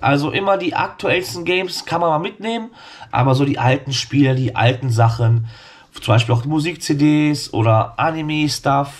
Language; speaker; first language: German; native; German